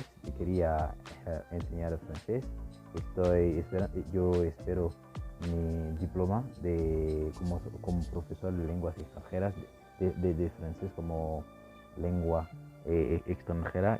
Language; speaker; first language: Spanish; non-native, fluent; Haitian Creole